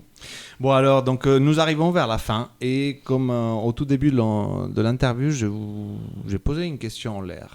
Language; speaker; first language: French; native; French